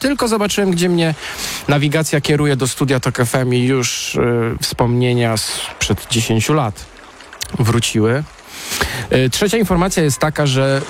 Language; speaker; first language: Polish; native; Polish